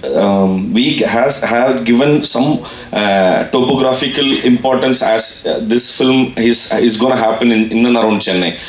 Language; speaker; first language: English; non-native, local second language; Tamil